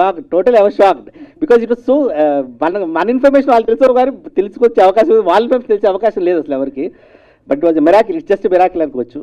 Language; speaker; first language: Telugu; native; Telugu